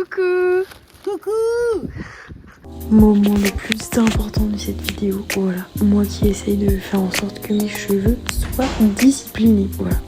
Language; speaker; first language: French; native; French